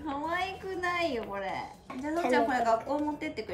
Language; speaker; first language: Japanese; native; Japanese